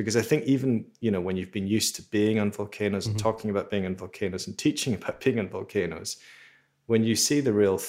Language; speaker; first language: English; native; English